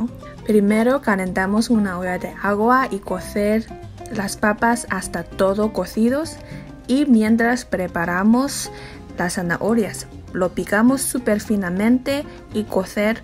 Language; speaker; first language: Spanish; non-native, fluent; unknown